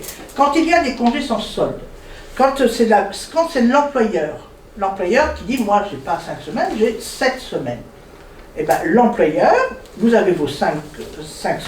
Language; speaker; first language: French; native; French